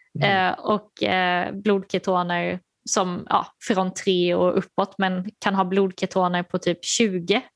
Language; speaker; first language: Swedish; native; Swedish